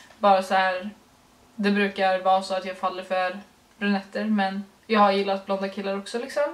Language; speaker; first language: Swedish; early bilingual, other home language; Norwegian